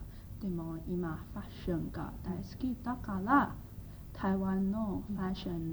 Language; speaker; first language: Japanese; non-native, learner; Chinese